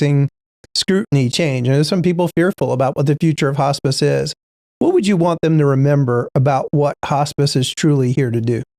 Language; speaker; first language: English; native; English